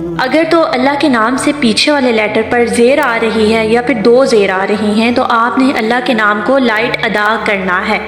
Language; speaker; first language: Urdu; non-native, local second language; Punjabi